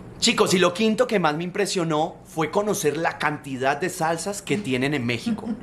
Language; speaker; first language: Spanish; native; Spanish